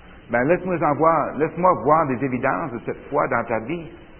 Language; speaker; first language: French; native; French